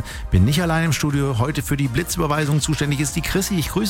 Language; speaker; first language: German; native; German